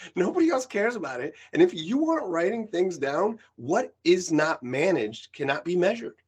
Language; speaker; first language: English; early bilingual, other home language; Spanish